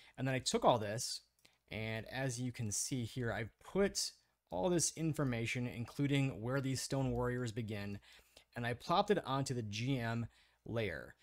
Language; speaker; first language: English; native; English